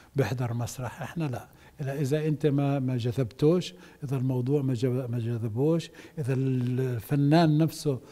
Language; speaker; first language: Arabic; native; Arabic